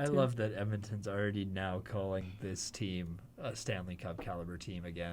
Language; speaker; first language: English; native; English